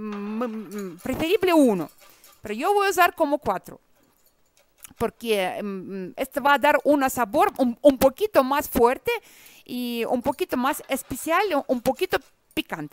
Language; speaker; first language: Spanish; non-native, fluent; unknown